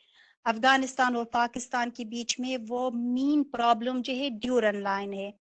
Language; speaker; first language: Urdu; non-native, fluent; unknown